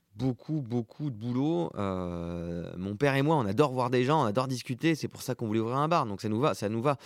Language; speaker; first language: French; non-native, local second language; Arabic